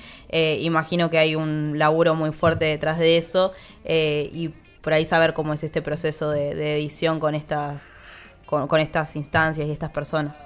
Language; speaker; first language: Spanish; native; Spanish